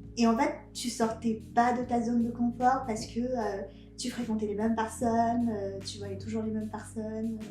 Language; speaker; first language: French; non-native, local second language; Malagasy